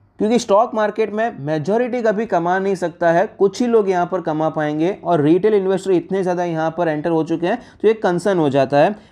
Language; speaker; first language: Hindi; native; Hindi